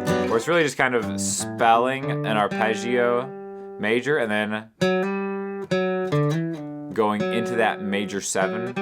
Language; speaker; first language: English; native; English